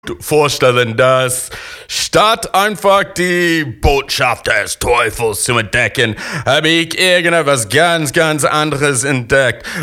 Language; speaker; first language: German; non-native, fluent; English